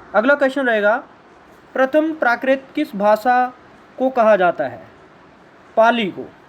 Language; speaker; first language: Hindi; native; Hindi